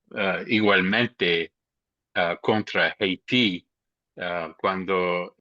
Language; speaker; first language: Spanish; early bilingual, heritage; English